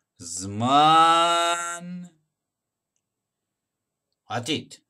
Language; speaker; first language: Hebrew; non-native, fluent; Russian